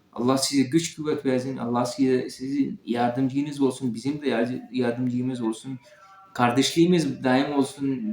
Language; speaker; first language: Turkish; non-native, learner; Urdu